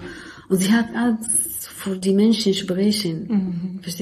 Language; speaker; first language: German; non-native, learner; Arabic